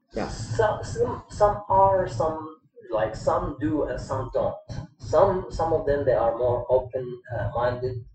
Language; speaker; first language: English; non-native, fluent; Arabic